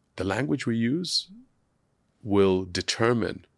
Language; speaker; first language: English; non-native, local second language; Sindhi